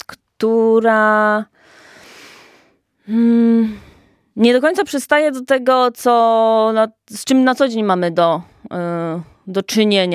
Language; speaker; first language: Polish; native; Polish